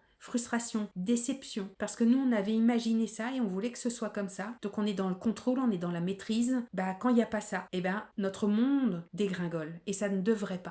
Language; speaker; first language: French; native; French